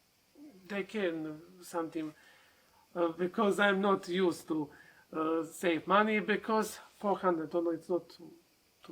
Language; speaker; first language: English; non-native, learner; Serbian